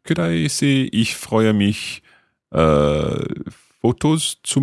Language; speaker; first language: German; non-native, learner; English